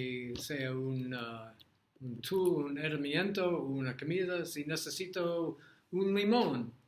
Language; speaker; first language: Spanish; non-native, learner; English